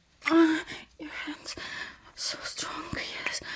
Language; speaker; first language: English; non-native, learner; Russian